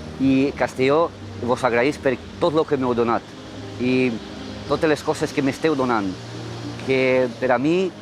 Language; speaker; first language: Catalan; early bilingual, other home language; Romanian